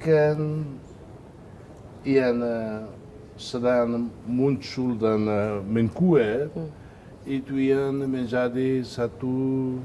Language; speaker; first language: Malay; non-native, fluent; Tetum